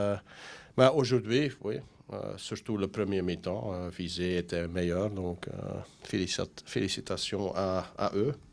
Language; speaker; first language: French; non-native, learner; Dutch